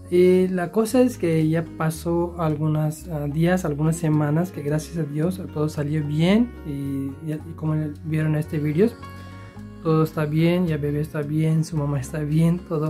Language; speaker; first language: Spanish; non-native, learner; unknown